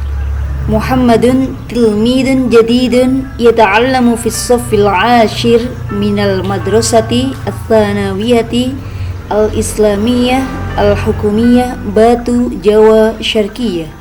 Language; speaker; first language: Arabic; non-native, fluent; Indonesian